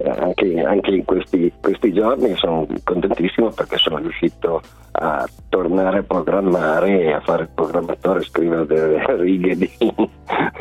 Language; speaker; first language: Italian; native; Italian